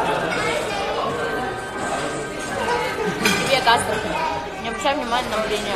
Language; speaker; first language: Russian; native; Russian